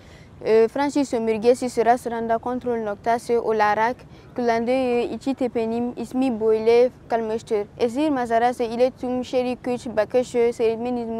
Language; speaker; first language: Turkish; non-native, learner; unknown